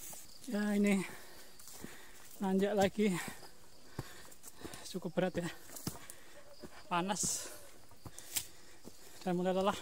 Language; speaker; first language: Indonesian; native; Indonesian